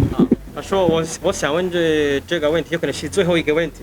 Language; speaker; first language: Chinese; non-native, fluent; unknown